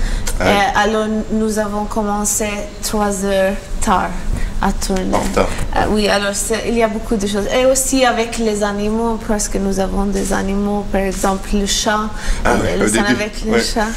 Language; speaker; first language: French; non-native, learner; Maltese